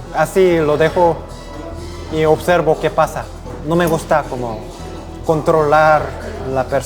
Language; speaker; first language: Spanish; non-native, fluent; Korean